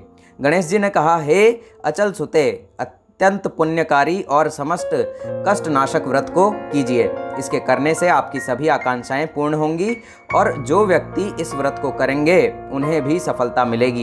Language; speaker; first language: Hindi; native; Hindi